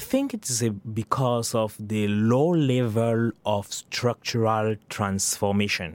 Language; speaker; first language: English; non-native, local second language; French